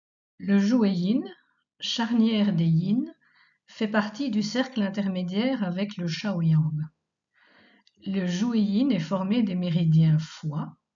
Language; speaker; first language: French; native; French